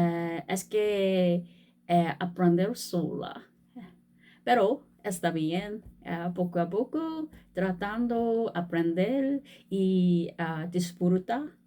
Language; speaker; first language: Spanish; non-native, learner; Korean